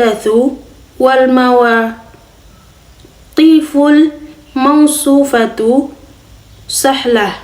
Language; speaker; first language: Arabic; non-native, learner; Indonesian